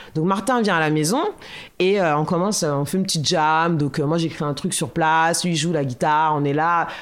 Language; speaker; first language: French; native; French